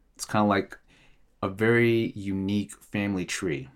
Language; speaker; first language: English; non-native, fluent; Tigrinya